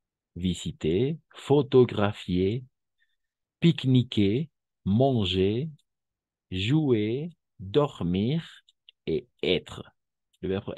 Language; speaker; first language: French; non-native, fluent; Spanish